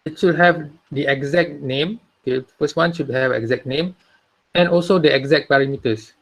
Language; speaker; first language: English; non-native, local second language; Malay